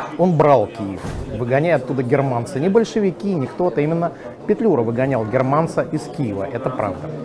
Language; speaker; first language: Russian; native; Russian